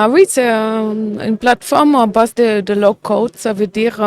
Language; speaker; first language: French; non-native, fluent; German